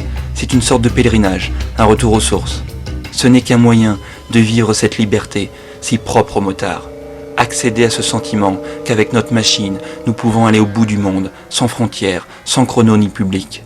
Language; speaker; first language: French; native; French